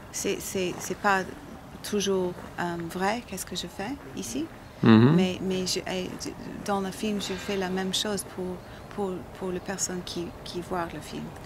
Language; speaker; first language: French; non-native, learner; English